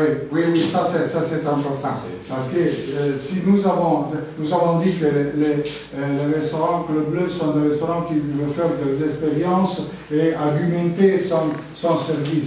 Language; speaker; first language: French; non-native, learner; Italian